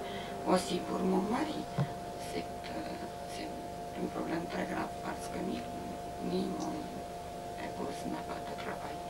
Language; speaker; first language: French; non-native, learner; Romanian